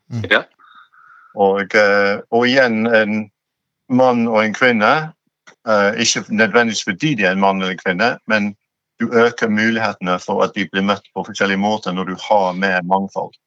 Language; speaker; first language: Norwegian; non-native, fluent; English